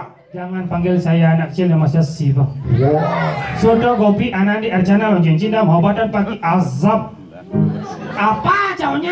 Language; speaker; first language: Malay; non-native, local second language; Balinese